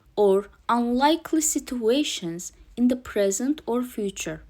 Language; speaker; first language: English; non-native, fluent; Azerbaijani